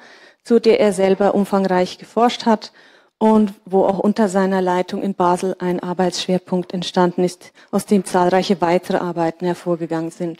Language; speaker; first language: German; native; German